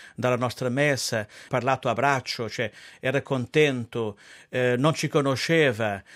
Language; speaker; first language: Italian; non-native, fluent; Portuguese